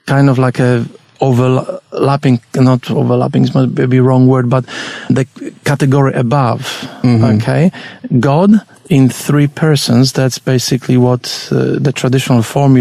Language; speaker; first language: English; non-native, fluent; Polish